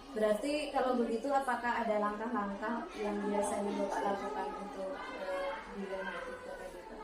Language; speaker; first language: Indonesian; non-native, local second language; Madurese